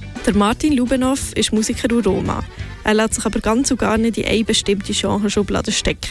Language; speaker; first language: German; native; German